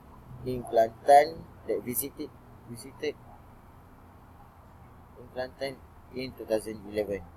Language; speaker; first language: English; non-native, learner; Malay